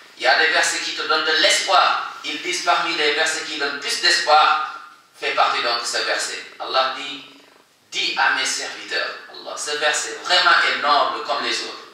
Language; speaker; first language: French; non-native, local second language; Wolof